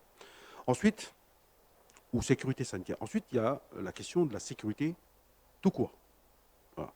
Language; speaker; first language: French; native; French